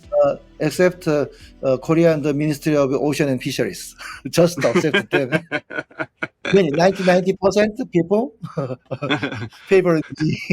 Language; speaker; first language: English; non-native, learner; Korean